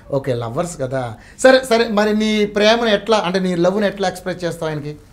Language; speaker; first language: Telugu; native; Telugu